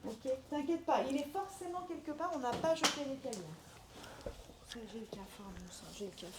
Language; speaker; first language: French; native; French